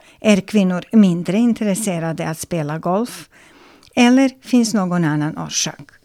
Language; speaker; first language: Swedish; non-native, fluent; Serbian